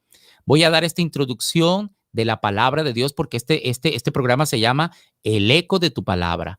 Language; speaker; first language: Spanish; native; Spanish